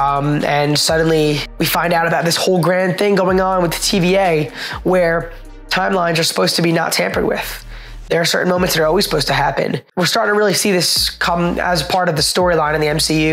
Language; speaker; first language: English; native; English